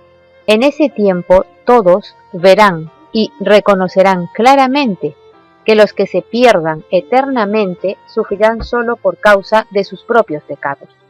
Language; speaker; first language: Spanish; native; Spanish